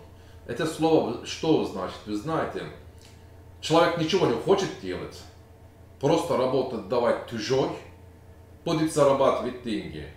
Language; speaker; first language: Russian; non-native, learner; Turkish